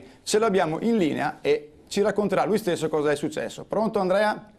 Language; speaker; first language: Italian; native; Italian